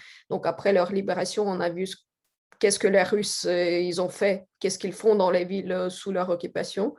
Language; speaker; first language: French; non-native, fluent; Russian